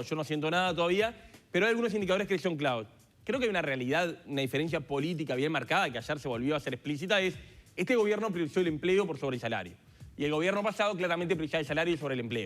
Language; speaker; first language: Spanish; native; Spanish